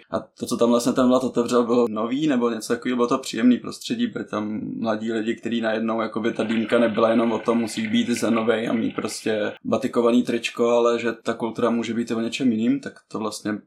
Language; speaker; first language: Czech; non-native, fluent; Ukrainian